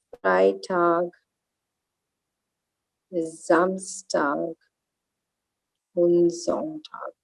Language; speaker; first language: German; non-native, learner; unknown